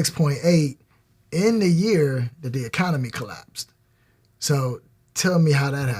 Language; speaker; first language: English; native; English